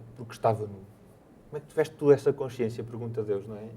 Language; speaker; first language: Portuguese; native; Portuguese